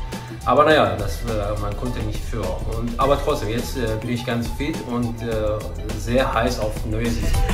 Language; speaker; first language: German; non-native, fluent; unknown